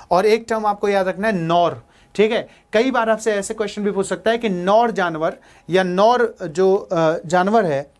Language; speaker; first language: Hindi; native; Hindi